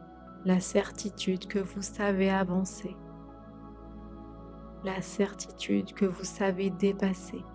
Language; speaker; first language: French; native; French